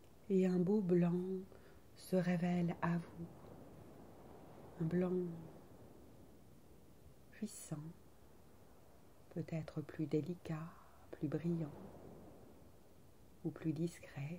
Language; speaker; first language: French; native; French